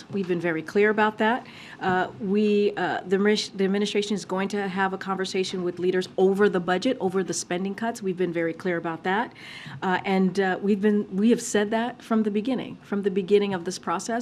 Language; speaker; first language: English; native; English